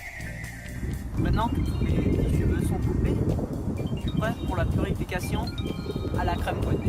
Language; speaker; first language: French; non-native, learner; English